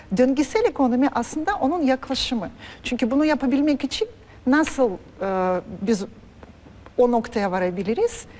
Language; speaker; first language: Turkish; non-native, fluent; Russian